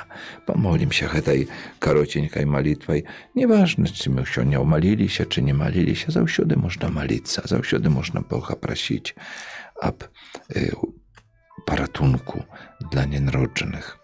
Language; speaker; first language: Polish; non-native, local second language; Belarusian